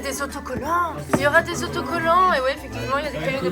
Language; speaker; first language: French; native; French